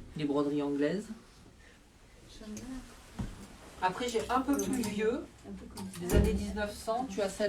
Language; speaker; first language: French; native; French